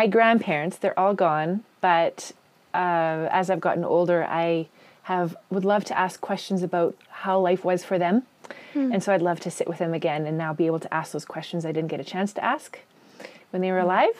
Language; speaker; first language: English; native; English